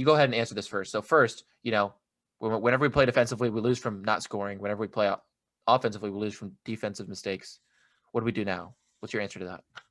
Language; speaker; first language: English; native; English